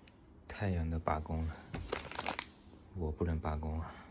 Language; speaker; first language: Chinese; native; Chinese